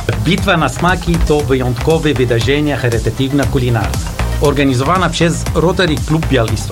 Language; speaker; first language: Polish; non-native, learner; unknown